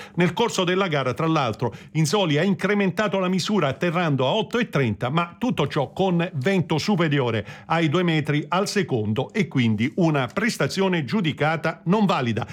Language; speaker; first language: Italian; native; Italian